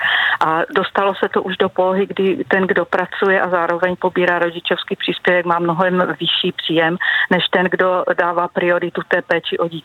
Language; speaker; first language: Czech; native; Czech